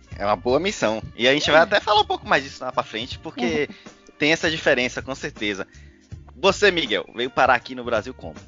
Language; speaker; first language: Portuguese; native; Portuguese